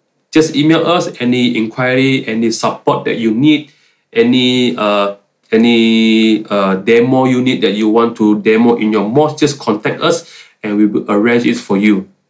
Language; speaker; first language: English; non-native, local second language; Malay